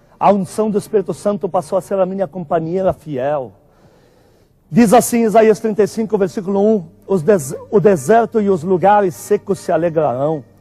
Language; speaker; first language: Portuguese; non-native, fluent; Arabic